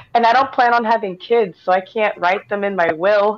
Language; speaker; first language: English; native; English